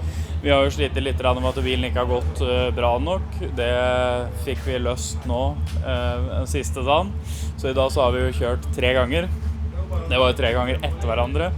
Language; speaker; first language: Norwegian; native; Norwegian